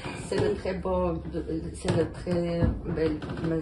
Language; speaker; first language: French; non-native, learner; Ukrainian